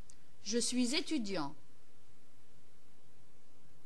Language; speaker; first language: French; non-native, learner; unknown